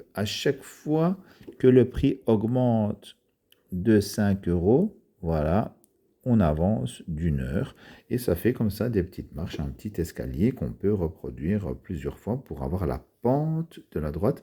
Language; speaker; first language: French; native; French